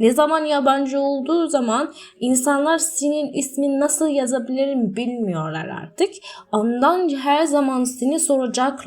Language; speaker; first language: Turkish; non-native, learner; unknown